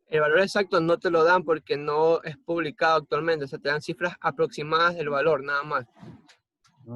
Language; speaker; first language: Spanish; native; Spanish